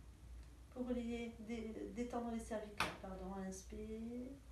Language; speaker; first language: French; native; French